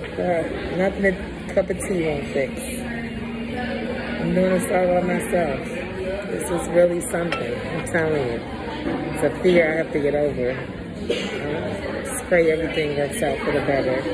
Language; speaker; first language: English; native; English